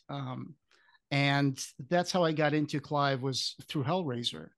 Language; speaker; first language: English; non-native, fluent; Portuguese